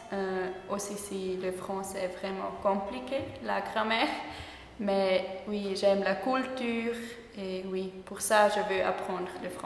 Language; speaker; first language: French; non-native, learner; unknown